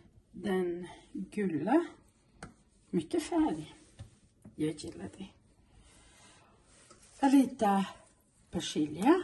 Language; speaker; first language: Swedish; non-native, fluent; Portuguese